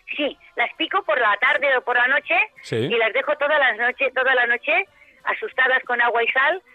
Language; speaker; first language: Spanish; native; Spanish